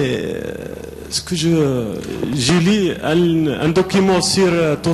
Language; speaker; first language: French; non-native, local second language; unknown